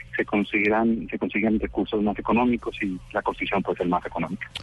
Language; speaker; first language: Spanish; native; Spanish